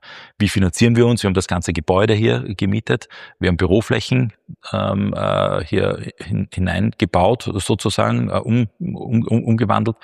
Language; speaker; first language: German; native; German